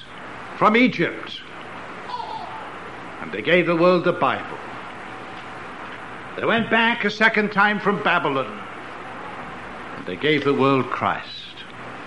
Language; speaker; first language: English; native; English